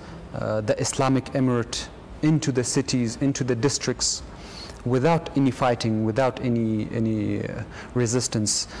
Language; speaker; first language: English; non-native, fluent; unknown